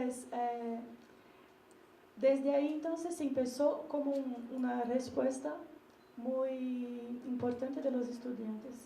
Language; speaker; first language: Spanish; non-native, learner; Portuguese